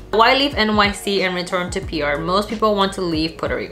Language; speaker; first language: English; early bilingual, other home language; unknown